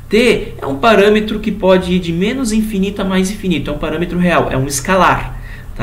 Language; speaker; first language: Portuguese; native; Portuguese